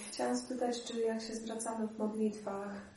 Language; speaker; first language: Polish; native; Polish